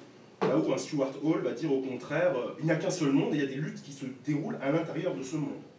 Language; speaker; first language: French; native; French